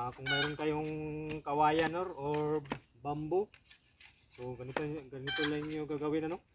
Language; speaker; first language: Filipino; non-native, local second language; Cebuano